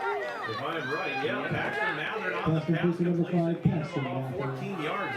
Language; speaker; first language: English; native; English